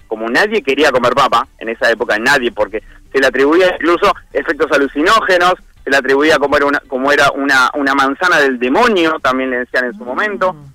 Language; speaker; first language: Spanish; native; Spanish